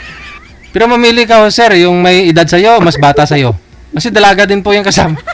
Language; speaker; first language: Filipino; native; Filipino